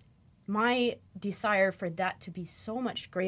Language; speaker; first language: English; native; English